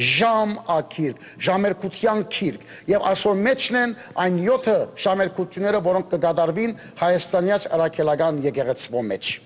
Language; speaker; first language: Armenian; early bilingual, heritage; Armenian